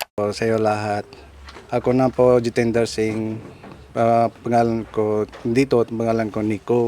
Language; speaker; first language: Filipino; non-native, learner; Punjabi